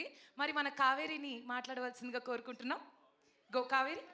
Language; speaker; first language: Telugu; native; Telugu